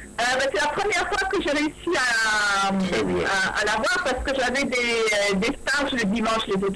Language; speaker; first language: French; non-native, learner; Arabic